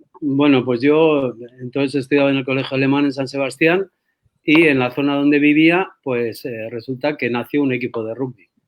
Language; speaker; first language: Spanish; native; Spanish